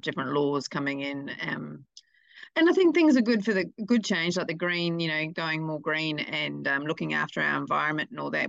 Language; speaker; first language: English; native; English